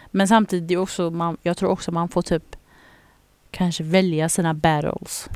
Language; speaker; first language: Swedish; early bilingual, other home language; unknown